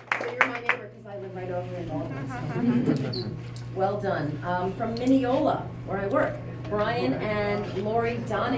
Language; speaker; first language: English; native; English